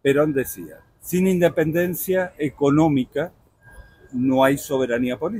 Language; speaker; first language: Spanish; native; Spanish